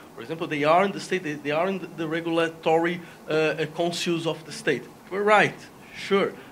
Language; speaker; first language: English; non-native, fluent; Spanish